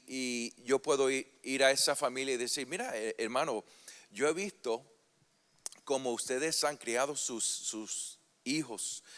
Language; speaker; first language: Spanish; early bilingual, heritage; Spanish